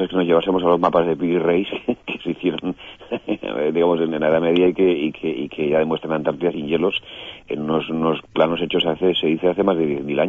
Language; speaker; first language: Spanish; native; Spanish